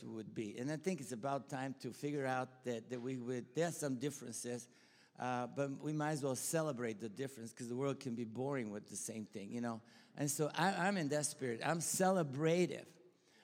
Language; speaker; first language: English; non-native, fluent; Bulgarian